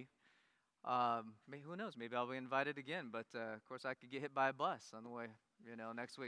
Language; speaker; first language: English; native; English